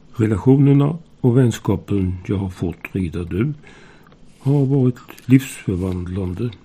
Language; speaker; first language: Swedish; native; Swedish